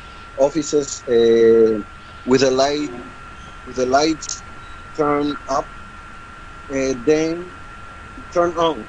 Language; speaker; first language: English; non-native, learner; Spanish